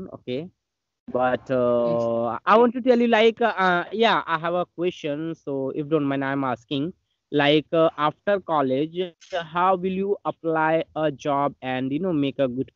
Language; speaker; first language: English; non-native, learner; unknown